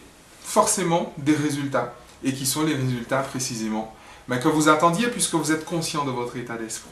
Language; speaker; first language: French; native; French